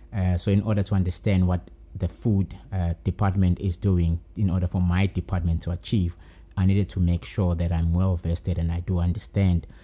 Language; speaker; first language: English; non-native, local second language; Zulu